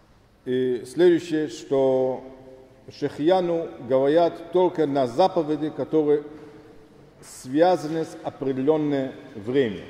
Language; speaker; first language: Russian; non-native, fluent; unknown